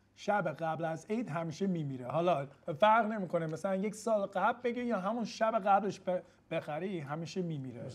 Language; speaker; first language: Persian; early bilingual, other home language; English